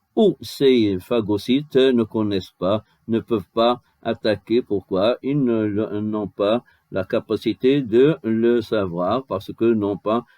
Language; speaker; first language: French; non-native, local second language; Arabic